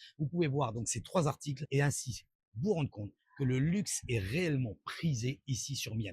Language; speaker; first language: French; native; French